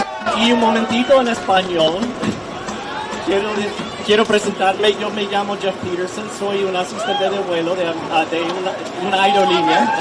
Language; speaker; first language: Spanish; non-native, fluent; English